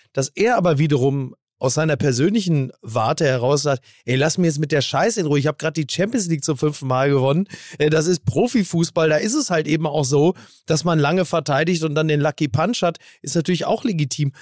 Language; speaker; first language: German; native; German